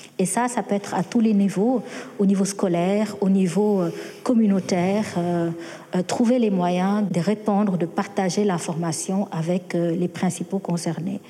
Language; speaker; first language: French; non-native, local second language; Wolof